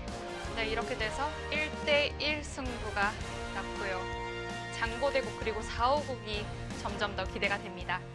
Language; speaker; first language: Korean; native; Korean